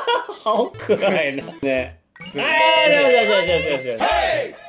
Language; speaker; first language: Chinese; non-native, fluent; Japanese